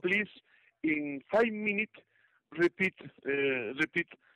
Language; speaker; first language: English; non-native, learner; Spanish